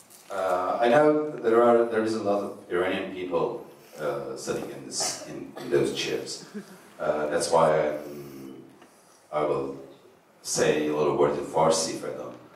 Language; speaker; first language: English; non-native, learner; Persian